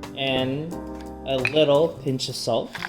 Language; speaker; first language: English; native; English